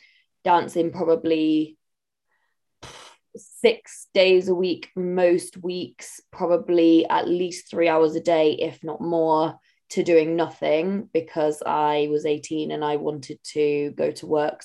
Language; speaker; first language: English; native; English